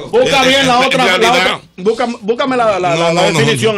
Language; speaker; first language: Spanish; native; Spanish